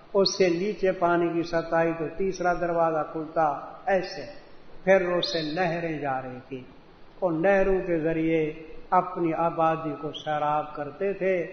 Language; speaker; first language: Urdu; non-native, local second language; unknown